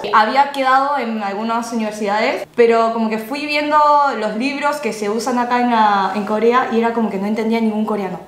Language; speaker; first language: Spanish; early bilingual, other home language; Korean